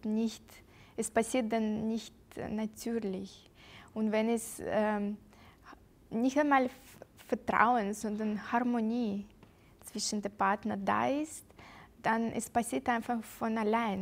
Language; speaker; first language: German; non-native, fluent; Russian